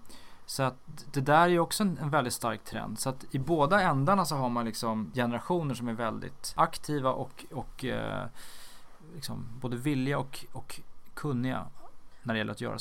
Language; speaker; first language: Swedish; native; Swedish